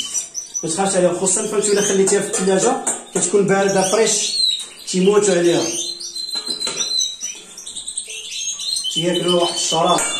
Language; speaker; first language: Arabic; native; Arabic